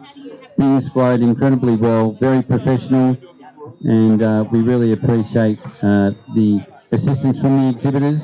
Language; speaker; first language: English; native; English